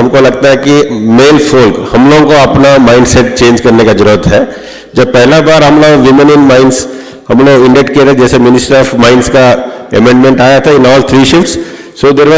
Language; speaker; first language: Hindi; non-native, local second language; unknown